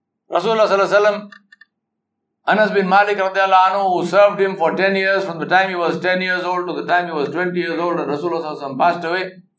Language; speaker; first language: English; non-native, local second language; Urdu